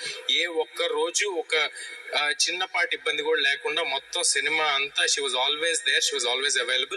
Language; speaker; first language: Telugu; native; Telugu